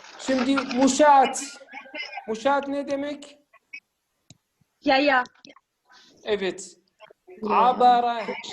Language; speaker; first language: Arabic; non-native, fluent; Turkish